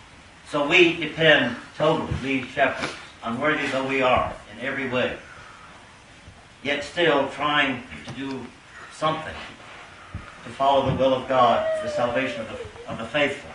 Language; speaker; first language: English; native; English